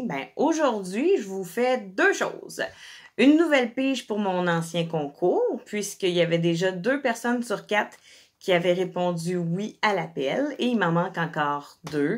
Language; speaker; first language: French; native; French